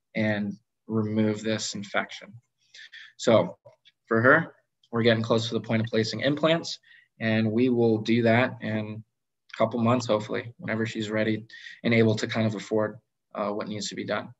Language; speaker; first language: English; native; English